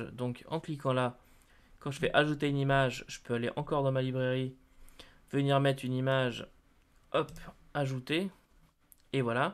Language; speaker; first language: French; native; French